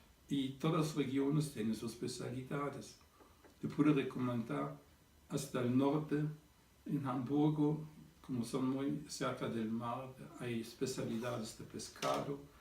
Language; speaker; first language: Spanish; non-native, fluent; German